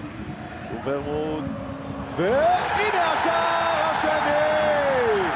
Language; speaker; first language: Hebrew; native; Hebrew